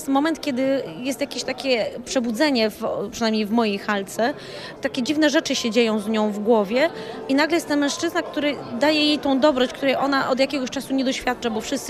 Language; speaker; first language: Polish; native; Polish